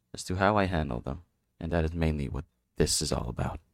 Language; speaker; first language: English; non-native, local second language; Filipino